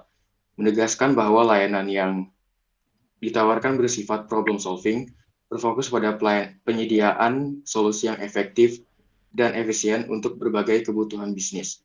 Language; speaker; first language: Indonesian; native; Indonesian